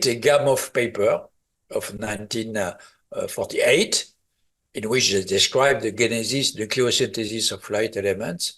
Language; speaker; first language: English; non-native, fluent; French